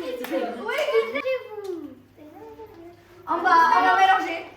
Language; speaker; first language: French; early bilingual, other home language; Malayalam